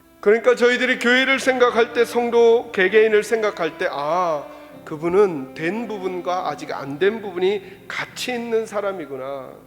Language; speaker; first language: Korean; native; Korean